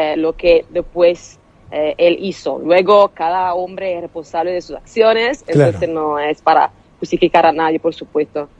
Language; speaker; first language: Spanish; non-native, fluent; Italian